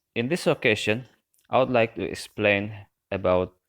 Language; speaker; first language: English; non-native, fluent; Indonesian